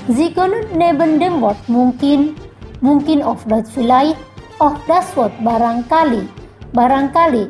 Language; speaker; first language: German; non-native, fluent; Indonesian